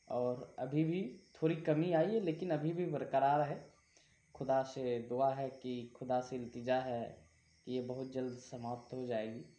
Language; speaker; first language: Hindi; native; Hindi